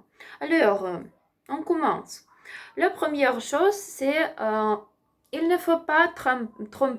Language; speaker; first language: French; non-native, learner; Ukrainian